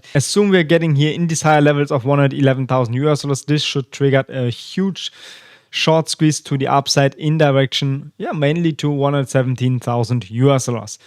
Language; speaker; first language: English; non-native, fluent; German